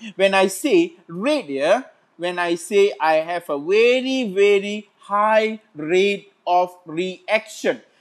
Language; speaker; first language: English; non-native, local second language; Malay